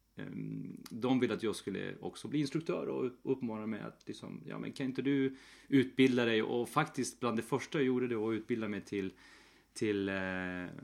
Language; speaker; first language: Swedish; early bilingual, other home language; Spanish